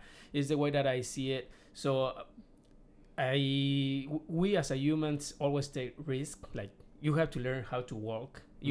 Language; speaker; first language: English; non-native, learner; Spanish